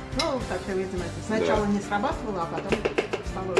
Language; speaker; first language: Russian; early bilingual, other home language; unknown